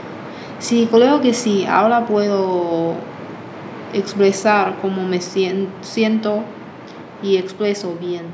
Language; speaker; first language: Spanish; non-native, fluent; Chinese